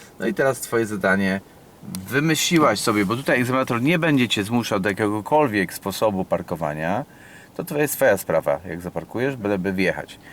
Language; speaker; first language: Polish; native; Polish